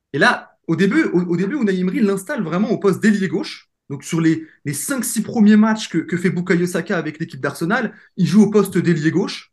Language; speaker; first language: French; native; French